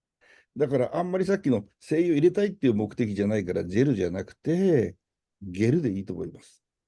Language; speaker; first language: Japanese; native; Japanese